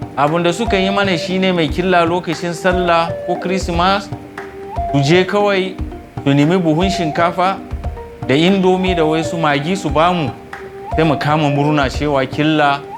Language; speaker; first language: Hausa; non-native, local second language; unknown